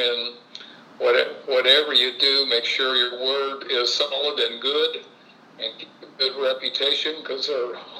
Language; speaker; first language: English; native; English